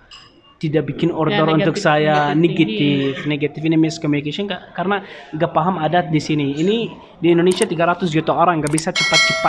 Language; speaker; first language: Indonesian; non-native, learner; Arabic